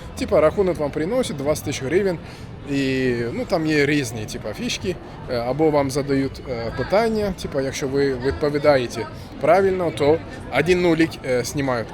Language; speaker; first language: Ukrainian; non-native, fluent; Turkish